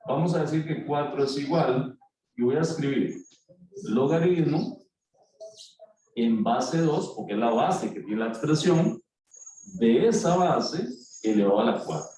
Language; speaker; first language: Spanish; native; Spanish